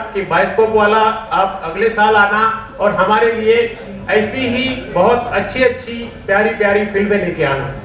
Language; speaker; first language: Hindi; non-native, local second language; Marathi